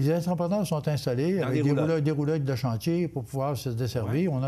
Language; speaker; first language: French; native; French